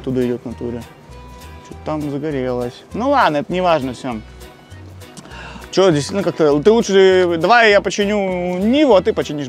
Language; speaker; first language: Russian; native; Russian